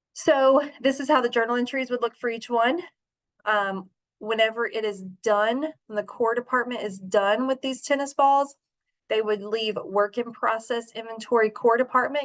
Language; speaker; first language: English; native; English